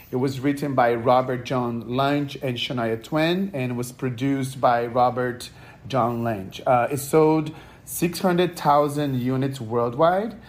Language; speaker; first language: English; non-native, fluent; Portuguese